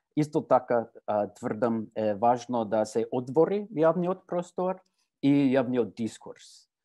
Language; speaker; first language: Macedonian; non-native, fluent; English